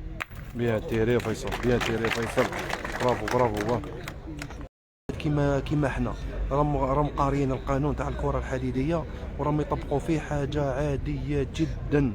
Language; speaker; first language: Arabic; native; Arabic